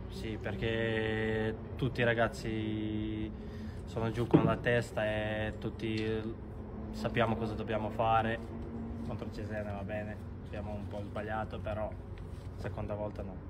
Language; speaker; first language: Italian; non-native, learner; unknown